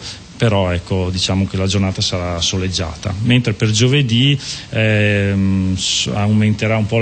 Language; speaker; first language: Italian; native; Italian